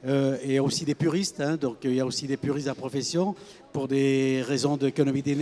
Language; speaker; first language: French; native; French